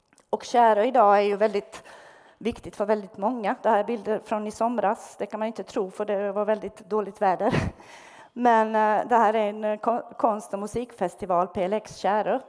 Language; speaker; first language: Swedish; non-native, fluent; Bosnian